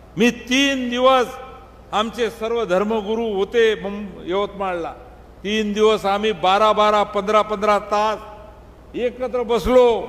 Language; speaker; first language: Marathi; non-native, local second language; Lambadi